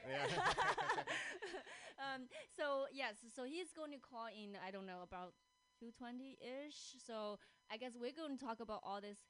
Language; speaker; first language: English; non-native, fluent; Chinese